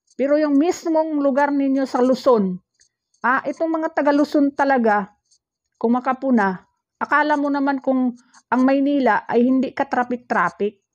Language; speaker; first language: Filipino; non-native, local second language; Cebuano